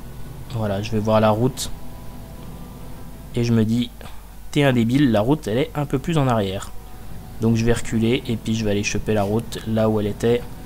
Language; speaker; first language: French; native; French